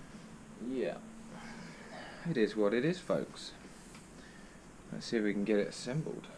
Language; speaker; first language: English; native; English